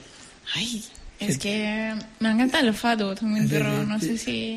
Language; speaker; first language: Spanish; non-native, learner; French